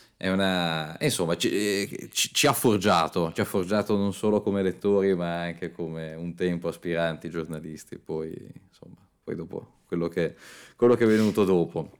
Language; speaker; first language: Italian; native; Italian